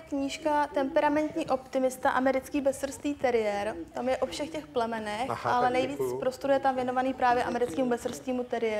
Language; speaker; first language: Czech; native; Czech